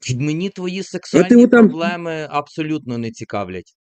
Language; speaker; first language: Ukrainian; native; Ukrainian